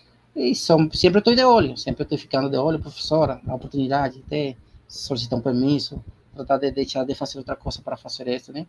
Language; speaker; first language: Portuguese; non-native, learner; Spanish